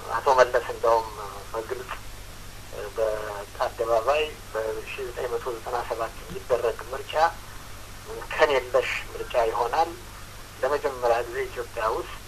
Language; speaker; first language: Amharic; non-native, local second language; Sebat Bet Gurage